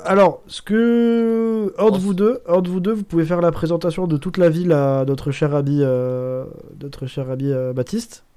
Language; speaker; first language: French; native; French